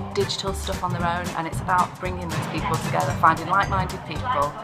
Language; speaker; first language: English; native; English